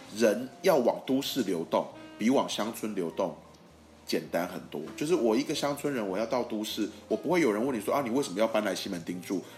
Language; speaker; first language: Chinese; native; Chinese